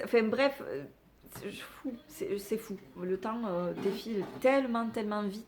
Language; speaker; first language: French; native; French